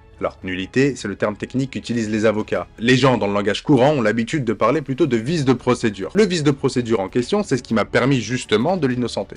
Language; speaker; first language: French; native; French